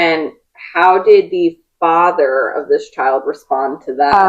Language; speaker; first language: English; native; English